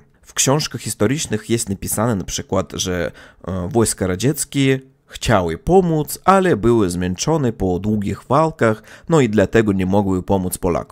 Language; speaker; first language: Polish; non-native, learner; Russian